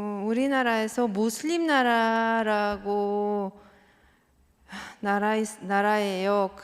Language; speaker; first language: Korean; non-native, learner; Russian